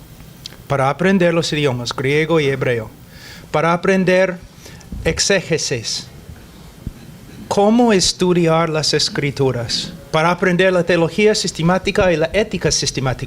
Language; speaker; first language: Spanish; non-native, fluent; English